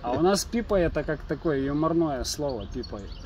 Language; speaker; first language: Russian; native; Russian